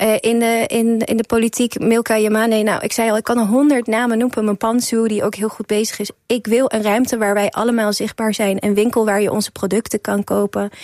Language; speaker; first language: Dutch; early bilingual, other home language; Persian